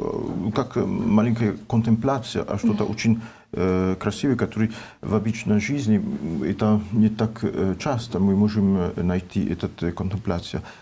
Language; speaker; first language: Russian; non-native, learner; French